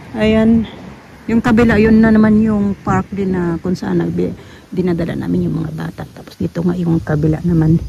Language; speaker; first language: Filipino; non-native, local second language; Cebuano